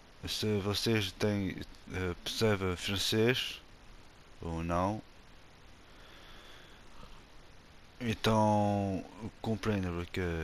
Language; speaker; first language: Portuguese; non-native, learner; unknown